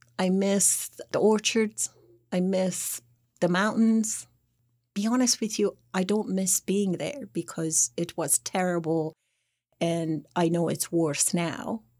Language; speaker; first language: English; non-native, fluent; Persian